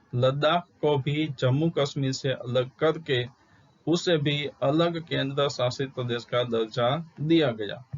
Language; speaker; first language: Hindi; non-native, local second language; Gujarati